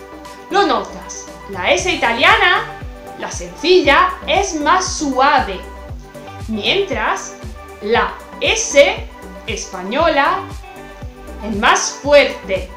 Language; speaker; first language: Spanish; non-native, fluent; Italian